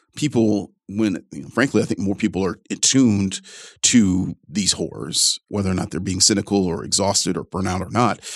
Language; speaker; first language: English; native; English